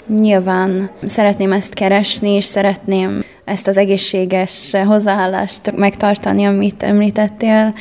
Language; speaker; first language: Hungarian; early bilingual, heritage; Hungarian